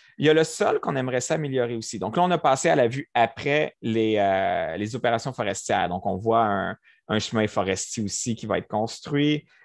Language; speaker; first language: French; native; French